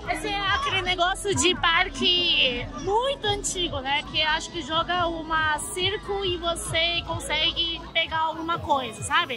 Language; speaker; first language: Portuguese; non-native, fluent; Chinese